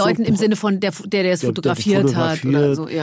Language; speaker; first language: German; native; German